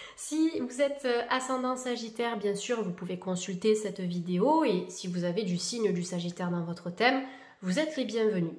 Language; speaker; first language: French; native; French